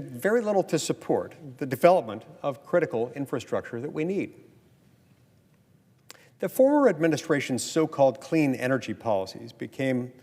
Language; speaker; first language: English; native; English